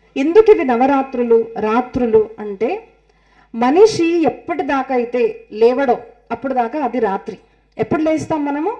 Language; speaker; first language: Telugu; non-native, local second language; Marathi